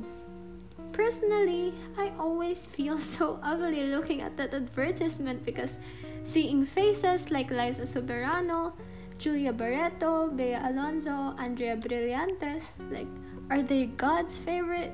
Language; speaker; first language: English; non-native, local second language; Filipino